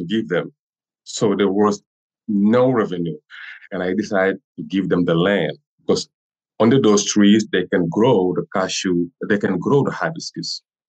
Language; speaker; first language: English; non-native, learner; French